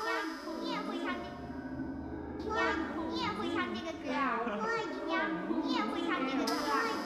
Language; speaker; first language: Chinese; native; Chinese